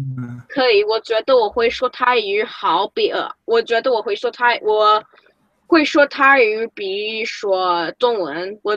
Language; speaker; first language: Chinese; non-native, learner; English